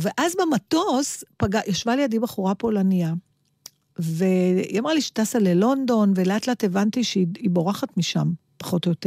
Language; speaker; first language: Hebrew; native; Hebrew